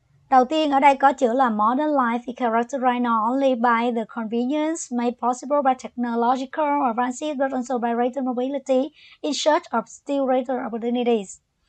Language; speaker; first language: English; non-native, fluent; Vietnamese